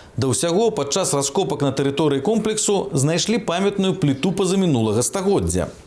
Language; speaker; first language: Belarusian; native; Belarusian